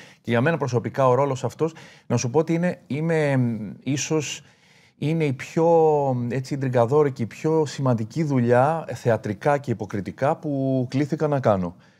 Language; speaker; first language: Greek; native; Greek